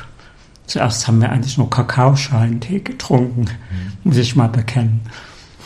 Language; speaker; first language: German; native; German